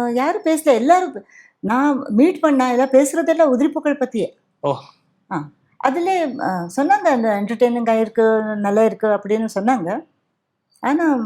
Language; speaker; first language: Tamil; non-native, fluent; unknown